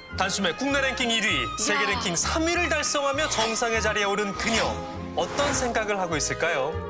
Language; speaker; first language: Korean; native; Korean